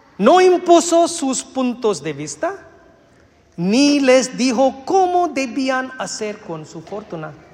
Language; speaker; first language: Spanish; non-native, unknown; Malayalam